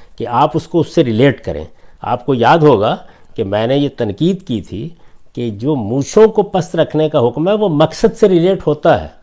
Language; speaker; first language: Urdu; non-native, local second language; Punjabi